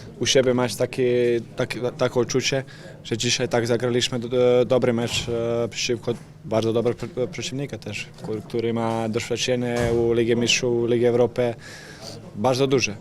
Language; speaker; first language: Polish; non-native, fluent; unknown